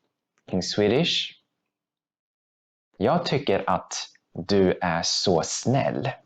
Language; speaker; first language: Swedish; non-native, fluent; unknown